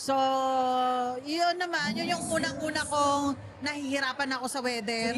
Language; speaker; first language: Filipino; native; Filipino